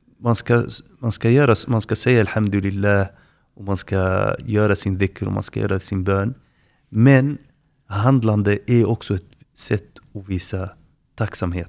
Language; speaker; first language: Swedish; non-native, fluent; Arabic